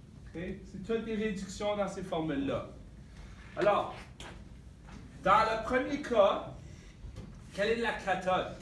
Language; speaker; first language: French; native; French